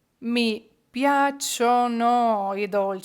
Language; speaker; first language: Italian; non-native, fluent; Ukrainian